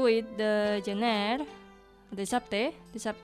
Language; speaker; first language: Catalan; non-native, learner; Indonesian